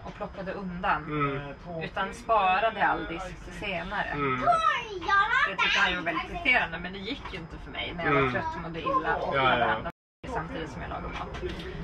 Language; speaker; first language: Swedish; native; Swedish